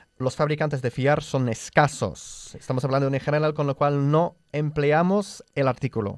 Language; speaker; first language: Spanish; non-native, fluent; English